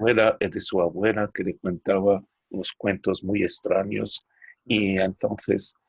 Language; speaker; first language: Spanish; early bilingual, heritage; Turkish